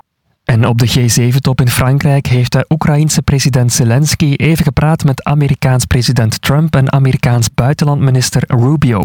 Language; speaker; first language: Dutch; native; Dutch